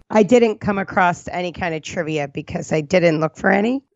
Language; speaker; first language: English; native; English